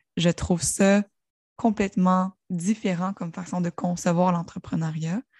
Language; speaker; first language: French; native; French